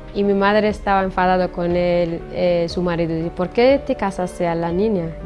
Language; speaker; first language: Spanish; non-native, learner; Persian